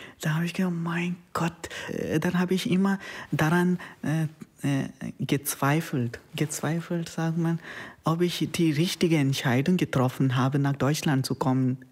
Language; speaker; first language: German; non-native, learner; Konkani